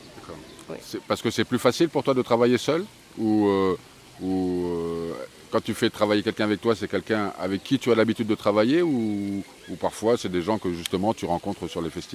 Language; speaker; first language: French; native; French